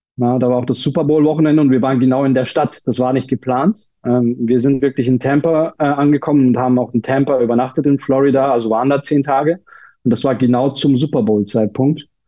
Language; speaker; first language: German; early bilingual, other home language; Turkish